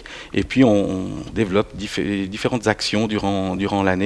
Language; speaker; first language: French; native; French